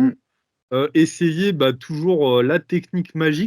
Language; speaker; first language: French; native; French